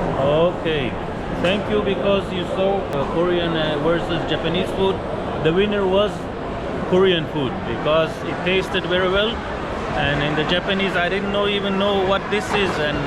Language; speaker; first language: English; non-native, fluent; Pashto